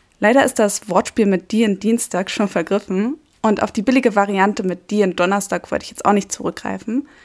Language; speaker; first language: German; native; German